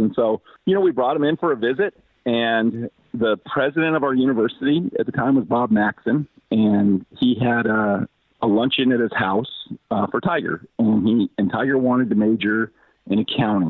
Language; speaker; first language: English; native; English